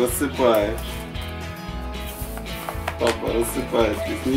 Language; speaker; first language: Russian; native; Russian